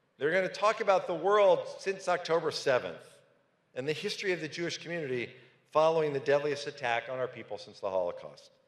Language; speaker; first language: English; native; English